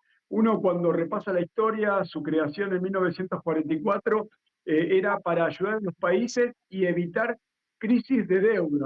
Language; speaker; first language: Spanish; native; Spanish